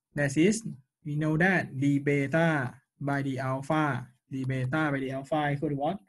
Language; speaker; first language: English; non-native, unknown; Thai